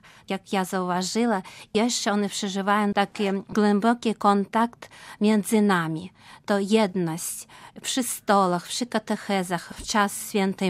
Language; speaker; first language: Polish; non-native, learner; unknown